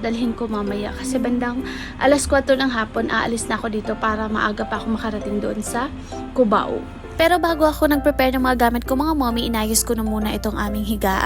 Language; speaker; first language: Filipino; non-native, local second language; Cebuano